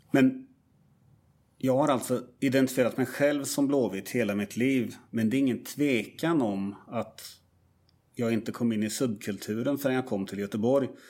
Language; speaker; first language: Swedish; native; Swedish